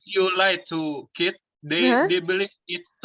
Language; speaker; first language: English; non-native, learner; Indonesian